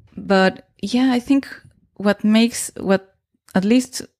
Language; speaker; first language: English; non-native, fluent; Spanish